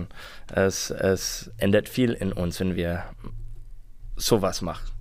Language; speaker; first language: German; non-native, learner; English